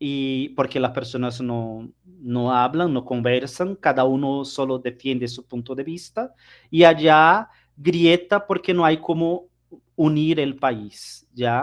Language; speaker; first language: Spanish; non-native, fluent; Portuguese